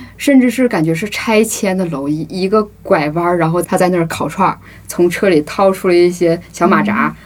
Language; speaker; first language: Chinese; native; Chinese